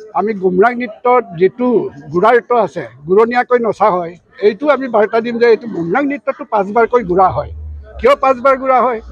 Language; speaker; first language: Assamese; non-native, local second language; Mising